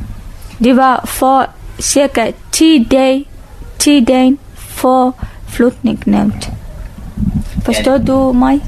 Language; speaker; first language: Danish; non-native, learner; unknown